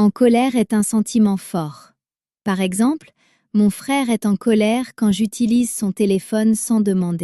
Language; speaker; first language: French; native; French